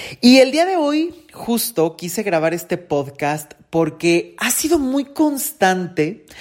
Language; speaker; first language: Spanish; native; Spanish